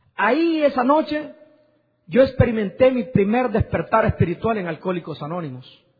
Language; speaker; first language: Spanish; native; Spanish